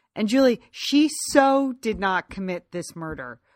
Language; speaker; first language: English; native; English